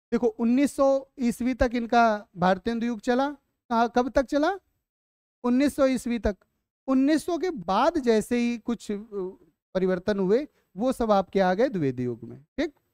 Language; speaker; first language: Hindi; native; Hindi